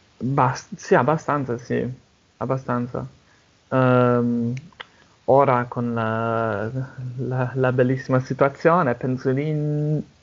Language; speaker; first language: Italian; non-native, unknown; English